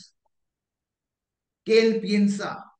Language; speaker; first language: Spanish; non-native, fluent; Hindi